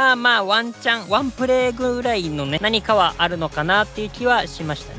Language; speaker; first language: Japanese; native; Japanese